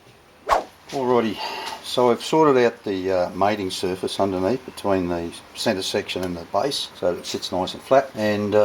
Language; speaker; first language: English; native; English